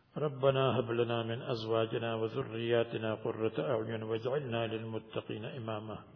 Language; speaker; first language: Urdu; native; Urdu